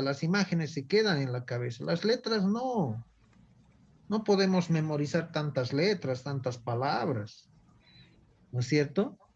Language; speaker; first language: Spanish; native; Spanish